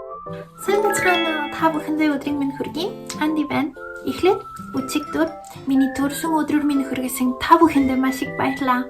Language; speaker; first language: Mongolian; non-native, learner; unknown